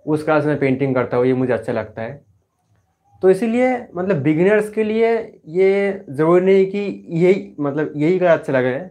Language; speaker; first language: Hindi; non-native, local second language; Bangla